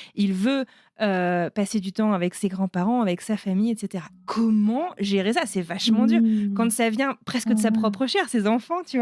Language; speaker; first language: French; native; French